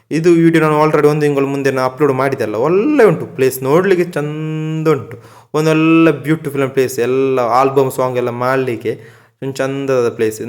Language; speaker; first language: Kannada; non-native, local second language; Tulu